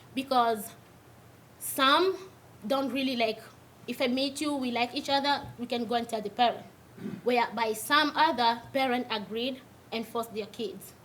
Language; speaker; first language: English; non-native, local second language; Swahili